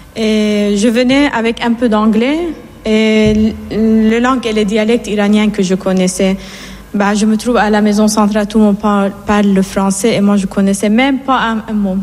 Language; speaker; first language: French; non-native, fluent; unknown